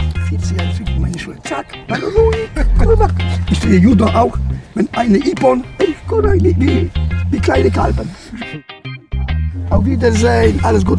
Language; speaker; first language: German; non-native, learner; Polish